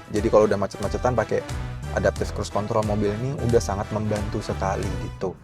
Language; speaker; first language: Indonesian; native; Indonesian